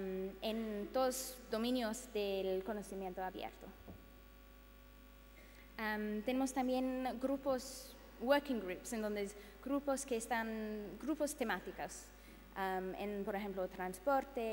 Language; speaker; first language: Spanish; non-native, fluent; English